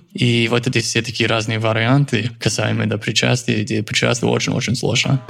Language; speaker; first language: Russian; non-native, fluent; English